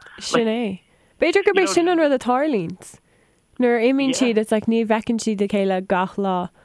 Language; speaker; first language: Irish; non-native, local second language; English